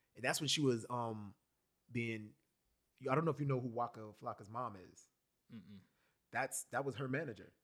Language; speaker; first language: English; native; English